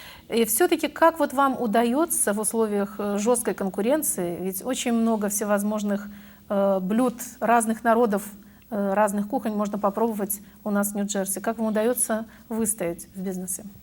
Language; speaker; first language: Russian; native; Russian